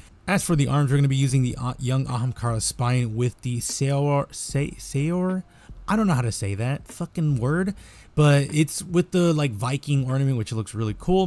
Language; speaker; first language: English; native; English